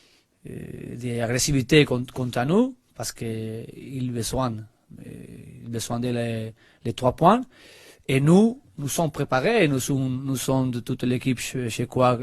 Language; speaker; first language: French; non-native, learner; Spanish